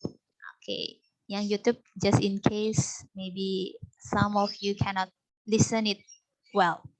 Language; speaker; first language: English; non-native, fluent; Indonesian